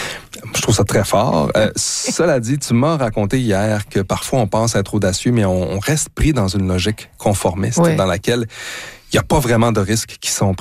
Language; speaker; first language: French; native; French